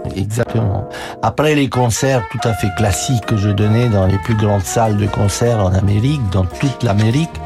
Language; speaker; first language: French; non-native, fluent; Romanian